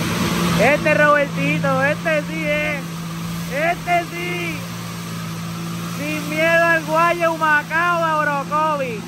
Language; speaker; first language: Spanish; native; Spanish